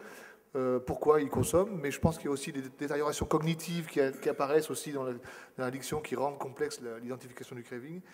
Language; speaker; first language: French; native; French